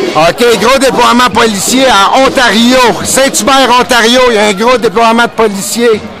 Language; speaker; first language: French; native; French